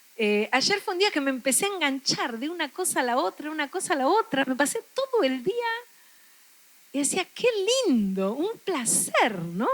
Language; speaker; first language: Spanish; native; Spanish